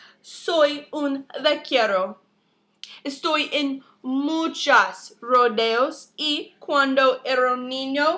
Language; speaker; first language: Spanish; non-native, learner; English